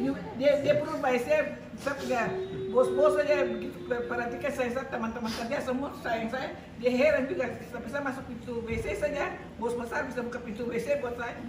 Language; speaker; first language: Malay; non-native, local second language; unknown